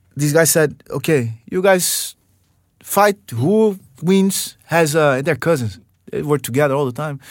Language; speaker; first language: English; non-native, fluent; Portuguese